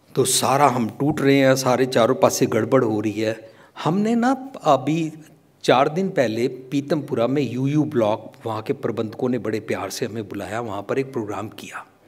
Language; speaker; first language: Hindi; non-native, local second language; Punjabi